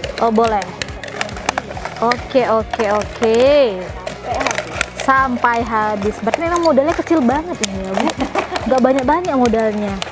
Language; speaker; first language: Indonesian; native; Indonesian